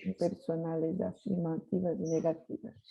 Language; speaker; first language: Spanish; non-native, learner; Portuguese